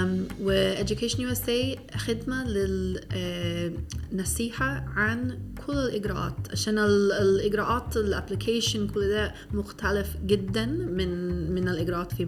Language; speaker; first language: Arabic; non-native, fluent; English